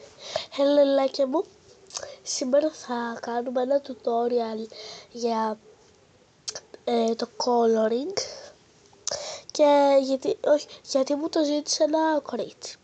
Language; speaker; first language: Greek; native; Greek